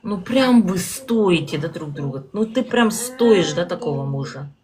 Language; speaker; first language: Russian; non-native, local second language; Kazakh